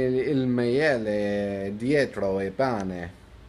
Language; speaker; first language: Italian; non-native, learner; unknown